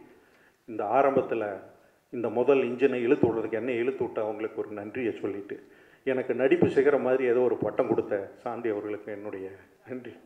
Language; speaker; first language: Tamil; native; Tamil